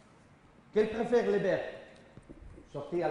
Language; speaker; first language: French; non-native, learner; Spanish